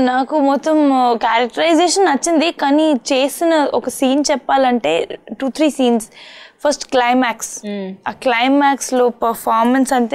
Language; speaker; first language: Telugu; non-native, learner; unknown